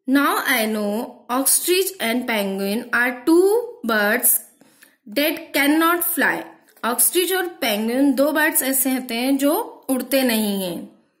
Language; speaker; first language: Hindi; native; Hindi